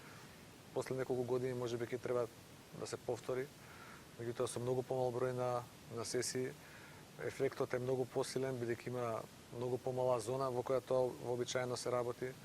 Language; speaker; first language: Macedonian; native; Macedonian